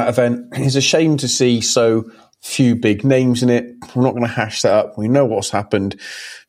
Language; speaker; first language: English; native; English